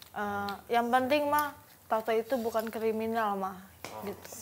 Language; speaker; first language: Indonesian; native; Indonesian